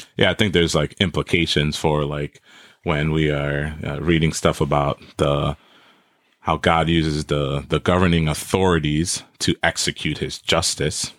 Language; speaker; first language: English; native; English